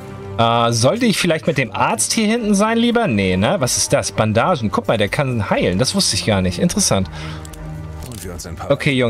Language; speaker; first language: German; native; German